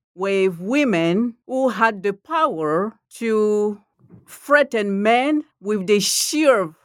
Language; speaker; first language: English; non-native, fluent; Mandingo